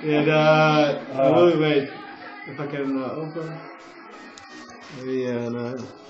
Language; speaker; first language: English; non-native, learner; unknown